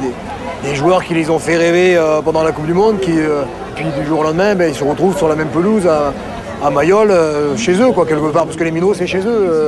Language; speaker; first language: French; native; French